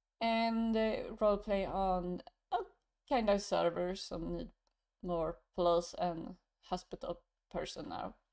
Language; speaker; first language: English; non-native, learner; Swedish